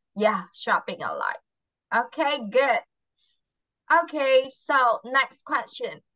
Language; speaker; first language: English; non-native, fluent; Vietnamese